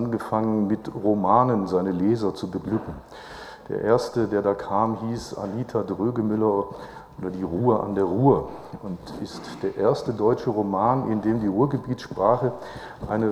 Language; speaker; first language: German; native; German